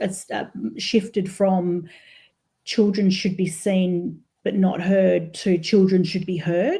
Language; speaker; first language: English; native; English